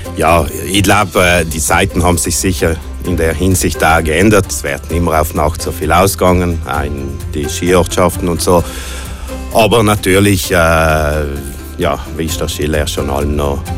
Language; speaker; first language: German; native; German